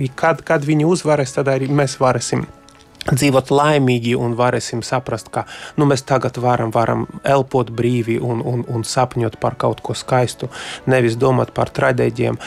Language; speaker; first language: Latvian; non-native, local second language; Russian